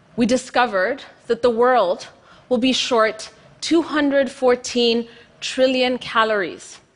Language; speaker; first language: English; non-native, fluent; Amharic